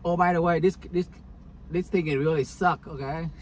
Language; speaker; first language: English; non-native, fluent; Vietnamese